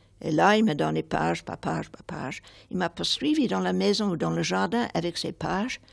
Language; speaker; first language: French; non-native, fluent; English